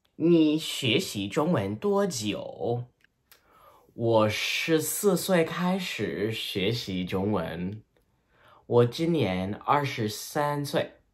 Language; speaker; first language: Chinese; non-native, learner; English